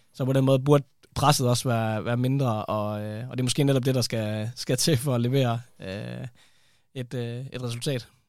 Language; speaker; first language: Danish; native; Danish